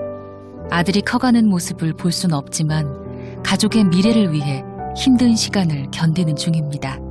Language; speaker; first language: Korean; native; Korean